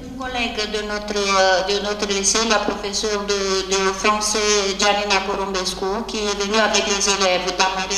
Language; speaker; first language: French; non-native, fluent; Romanian